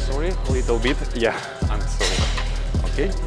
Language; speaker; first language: English; non-native, learner; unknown